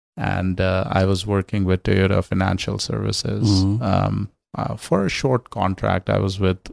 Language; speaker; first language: English; non-native, local second language; Hindi